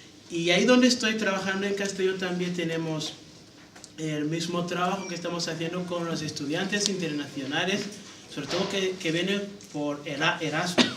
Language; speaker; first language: Spanish; non-native, fluent; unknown